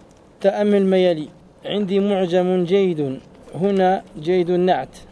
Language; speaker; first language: Arabic; non-native, fluent; French